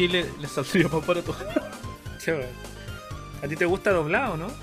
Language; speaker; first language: Spanish; native; Spanish